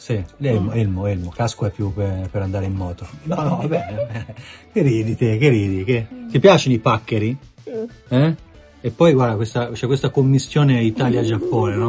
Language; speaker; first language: Italian; native; Italian